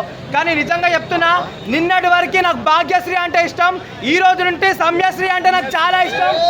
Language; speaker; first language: Telugu; native; Telugu